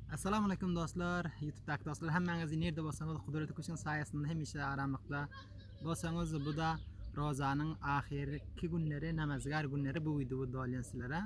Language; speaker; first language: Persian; non-native, local second language; Turkmen